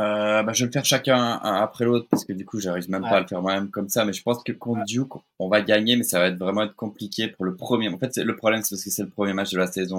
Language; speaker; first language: French; native; French